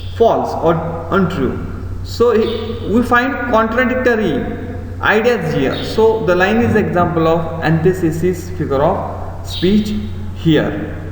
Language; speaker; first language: English; non-native, local second language; Marathi